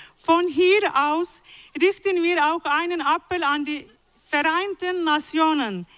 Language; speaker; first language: German; non-native, fluent; Arabic